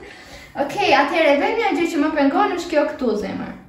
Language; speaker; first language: Albanian; early bilingual, heritage; Albanian